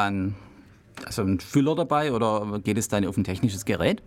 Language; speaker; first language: German; native; German